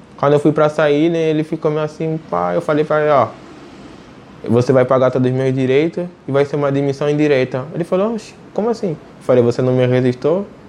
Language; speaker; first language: Portuguese; native; Portuguese